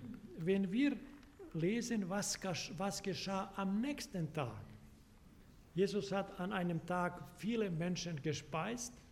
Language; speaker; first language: German; non-native, fluent; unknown